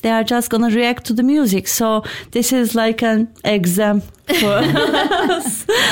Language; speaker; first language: English; non-native, fluent; Turkish